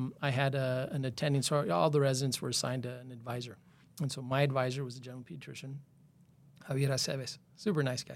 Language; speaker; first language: English; native; English